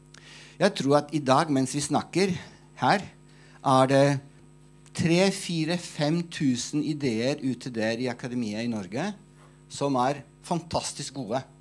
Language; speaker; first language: Norwegian; non-native, fluent; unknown